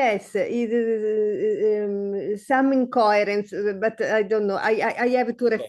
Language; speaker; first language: English; non-native, learner; Italian